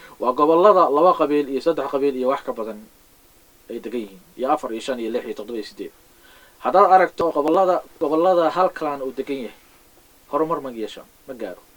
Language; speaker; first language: Somali; native; Somali